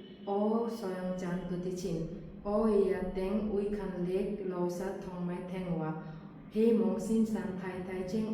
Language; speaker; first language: Cantonese; non-native, learner; Bangla